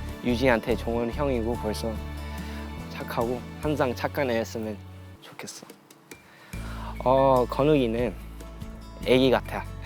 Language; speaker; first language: Korean; early bilingual, heritage; English